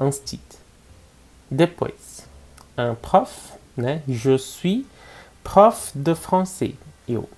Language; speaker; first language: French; non-native, fluent; Portuguese